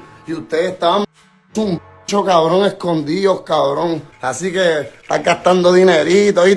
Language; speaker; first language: Spanish; native; Spanish